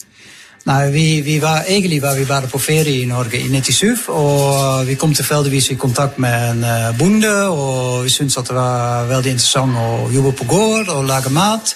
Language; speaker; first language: Norwegian; non-native, fluent; Dutch